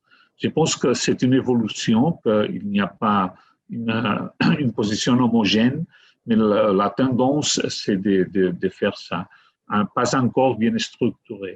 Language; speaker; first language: French; non-native, fluent; Catalan